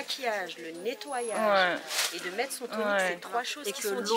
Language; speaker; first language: French; native; French